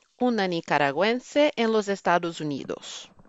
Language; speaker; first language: Spanish; non-native, fluent; Portuguese